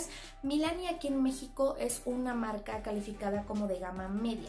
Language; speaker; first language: Spanish; native; Spanish